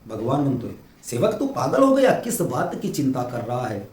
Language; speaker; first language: Hindi; non-native, local second language; Marathi